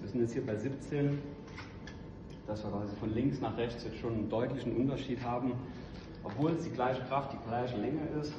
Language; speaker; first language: German; native; German